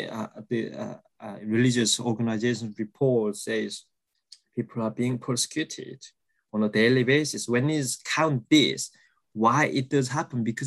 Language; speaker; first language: English; non-native, fluent; Korean